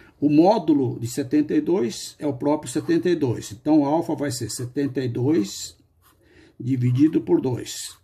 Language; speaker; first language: Portuguese; native; Portuguese